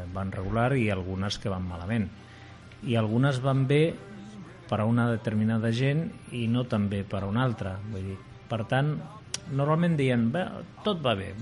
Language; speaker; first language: Catalan; native; Catalan